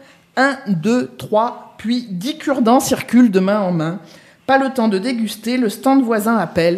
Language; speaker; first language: French; native; French